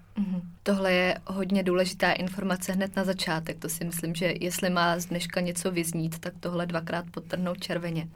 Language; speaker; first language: Czech; native; Czech